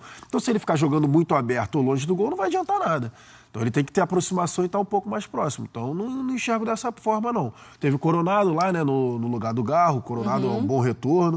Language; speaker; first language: Portuguese; native; Portuguese